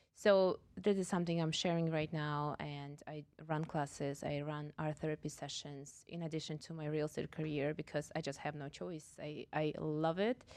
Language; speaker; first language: English; non-native, fluent; Russian